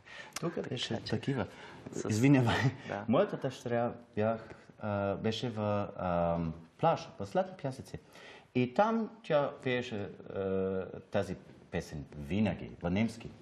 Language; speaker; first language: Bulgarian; non-native, learner; German